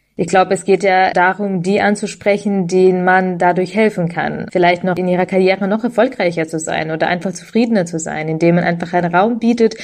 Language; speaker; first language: German; early bilingual, other home language; Russian